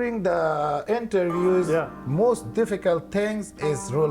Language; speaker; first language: English; non-native, learner; Persian